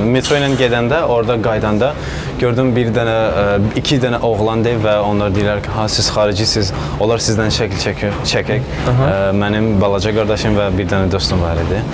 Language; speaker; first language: Azerbaijani; non-native, fluent; Persian